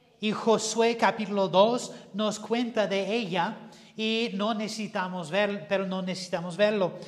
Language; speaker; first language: Spanish; non-native, fluent; English